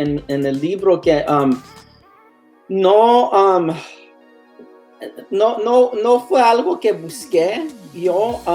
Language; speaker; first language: Spanish; early bilingual, heritage; Spanish